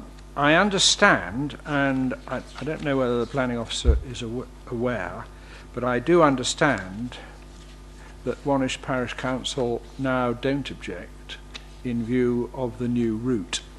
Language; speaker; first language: English; native; English